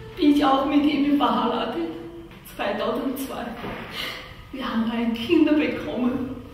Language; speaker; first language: German; non-native, learner; Chinese